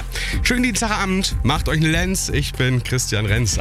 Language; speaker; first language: German; native; German